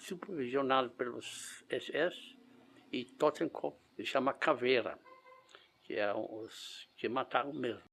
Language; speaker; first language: Portuguese; non-native, fluent; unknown